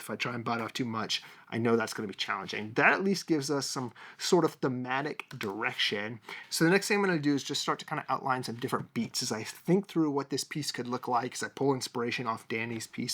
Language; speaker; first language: English; native; English